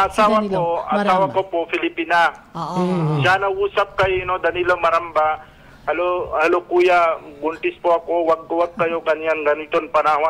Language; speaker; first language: Filipino; non-native, learner; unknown